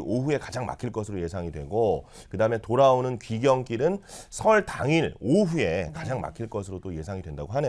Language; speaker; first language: Korean; native; Korean